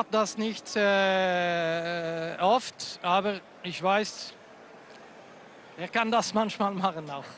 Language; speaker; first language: German; non-native, local second language; French